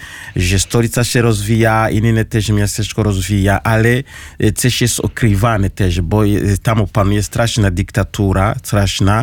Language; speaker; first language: Polish; non-native, learner; Kinyarwanda